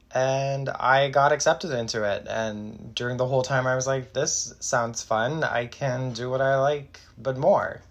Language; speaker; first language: English; non-native, fluent; Dutch